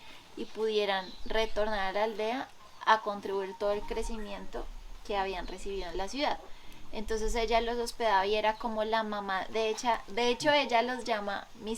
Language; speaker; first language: Spanish; native; Spanish